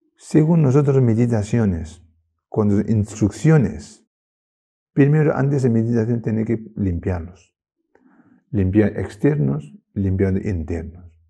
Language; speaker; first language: Spanish; non-native, learner; Tibetan